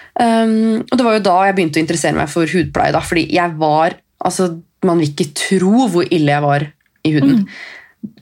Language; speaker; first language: Norwegian; native; Norwegian